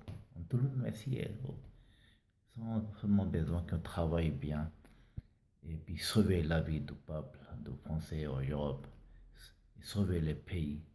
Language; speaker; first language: French; non-native, learner; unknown